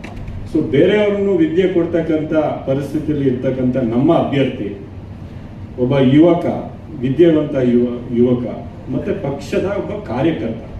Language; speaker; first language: Kannada; native; Kannada